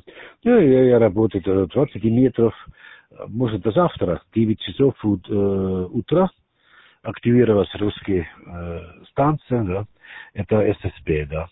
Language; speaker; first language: Russian; non-native, learner; German